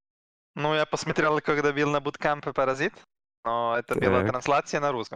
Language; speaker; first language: Russian; non-native, learner; Serbian